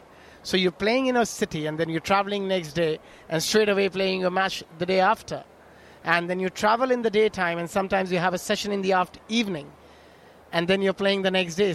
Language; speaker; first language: English; non-native, local second language; Bangla